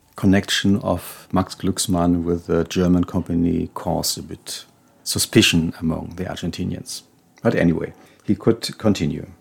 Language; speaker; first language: English; non-native, fluent; German